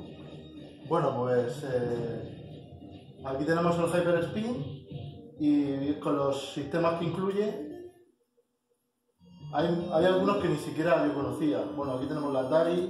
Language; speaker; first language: Spanish; native; Spanish